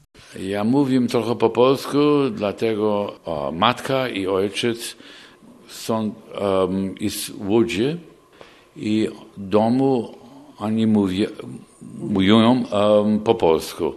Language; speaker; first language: Polish; early bilingual, heritage; English